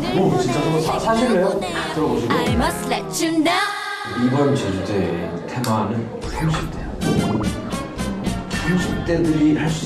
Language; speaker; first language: Korean; native; Korean